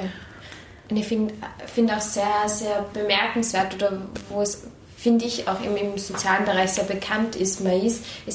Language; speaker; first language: German; native; German